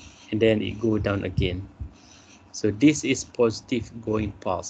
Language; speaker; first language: English; non-native, local second language; Malay